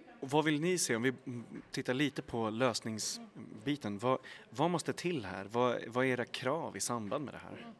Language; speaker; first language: Swedish; native; Swedish